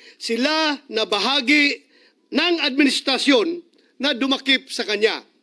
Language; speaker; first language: Filipino; non-native, local second language; Cebuano